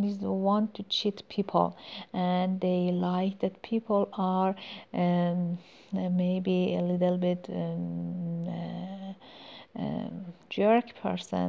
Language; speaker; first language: English; non-native, learner; Persian